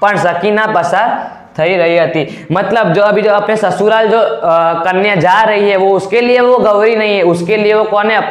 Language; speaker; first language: Hindi; non-native, local second language; Gujarati